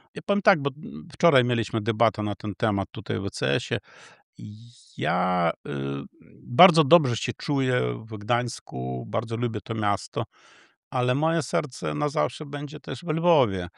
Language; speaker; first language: Polish; non-native, fluent; Ukrainian